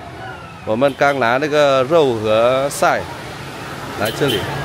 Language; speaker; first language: Chinese; non-native, fluent; Vietnamese